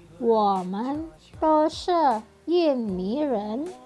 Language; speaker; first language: Chinese; non-native, fluent; Indonesian